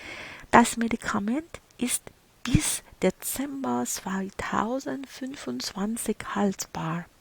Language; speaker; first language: German; non-native, fluent; Persian